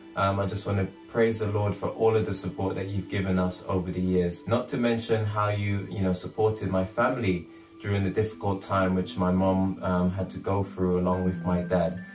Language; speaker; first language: English; native; English